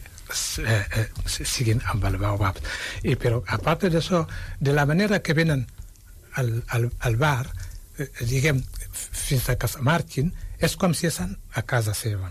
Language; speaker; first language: Catalan; non-native, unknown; Wolof